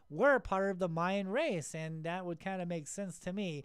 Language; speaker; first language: English; native; English